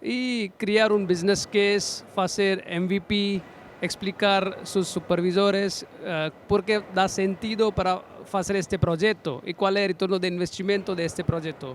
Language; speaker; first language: Portuguese; non-native, learner; Hindi